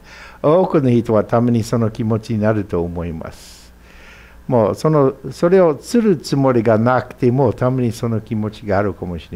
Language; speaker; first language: Japanese; non-native, fluent; English